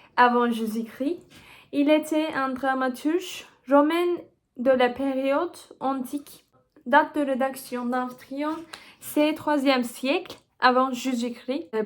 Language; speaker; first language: French; non-native, learner; Turkish